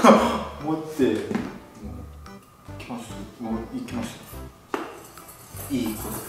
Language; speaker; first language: Japanese; non-native, learner; Korean